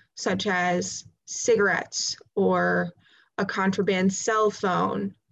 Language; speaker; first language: English; native; English